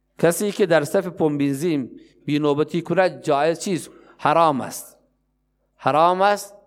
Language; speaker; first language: Persian; non-native, local second language; Baluchi